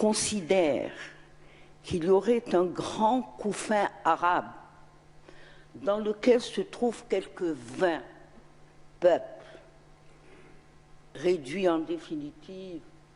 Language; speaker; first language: French; non-native, local second language; Arabic